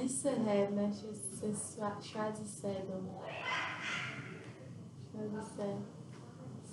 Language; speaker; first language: French; non-native, fluent; Portuguese